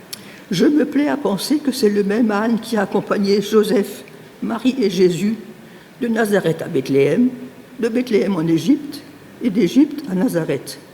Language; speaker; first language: French; native; French